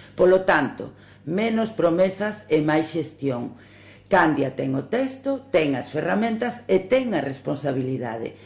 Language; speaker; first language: Galician; native; Galician